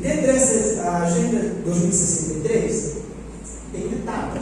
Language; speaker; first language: Portuguese; non-native, local second language; Upper Guinea Crioulo